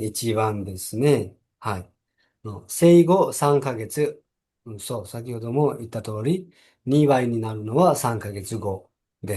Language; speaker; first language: Japanese; non-native, fluent; Nepali